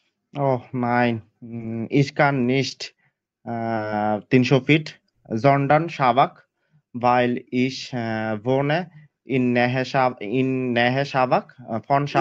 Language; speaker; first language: German; non-native, learner; Bangla